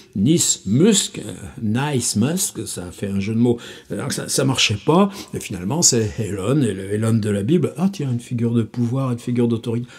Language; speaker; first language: French; native; French